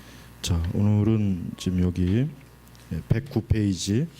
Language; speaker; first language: Korean; native; Korean